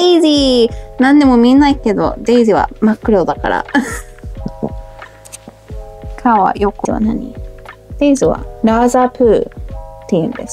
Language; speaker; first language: Japanese; non-native, learner; English